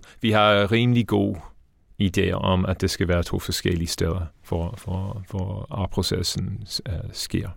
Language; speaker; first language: Danish; non-native, fluent; English